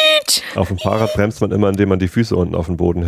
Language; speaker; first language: German; native; German